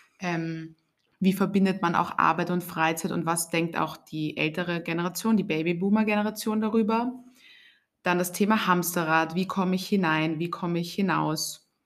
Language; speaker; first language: German; native; German